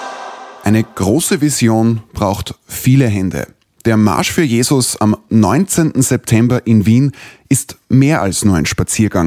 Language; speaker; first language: German; native; German